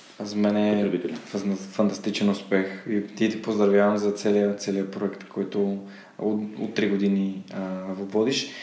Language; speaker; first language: Bulgarian; native; Bulgarian